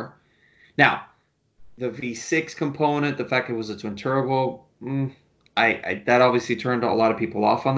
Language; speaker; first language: English; native; English